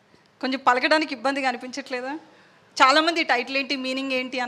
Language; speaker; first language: Telugu; native; Telugu